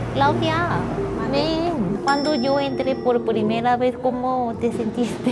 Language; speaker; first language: Spanish; non-native, learner; Korean